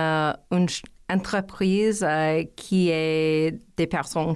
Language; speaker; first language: French; non-native, learner; English